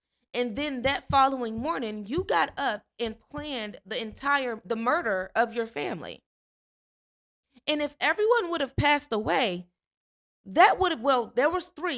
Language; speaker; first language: English; native; English